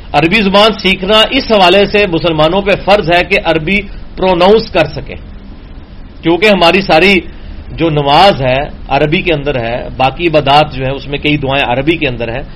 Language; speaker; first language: Urdu; non-native, local second language; Punjabi